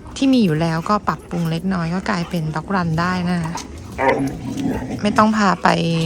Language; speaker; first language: Thai; native; Thai